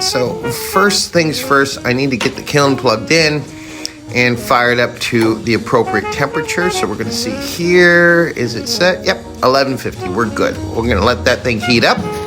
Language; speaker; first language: English; native; English